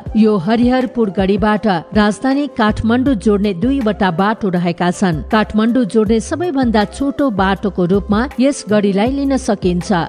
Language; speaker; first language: Nepali; native; Nepali